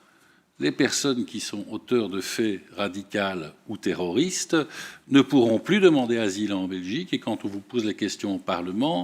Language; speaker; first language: French; native; French